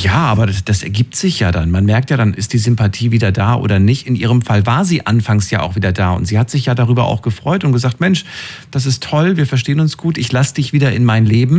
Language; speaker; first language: German; native; German